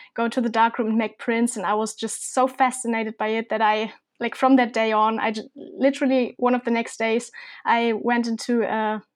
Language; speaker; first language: English; non-native, fluent; German